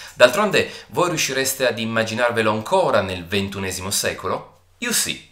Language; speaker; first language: Italian; native; Italian